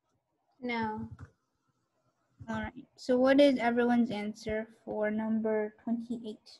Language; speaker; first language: English; native; English